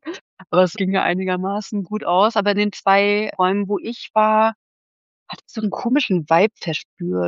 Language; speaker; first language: German; native; German